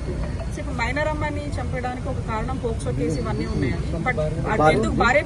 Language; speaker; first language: Telugu; native; Telugu